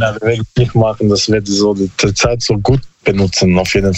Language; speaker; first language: German; non-native, learner; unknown